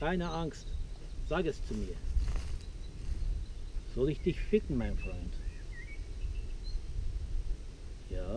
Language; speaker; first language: German; non-native, fluent; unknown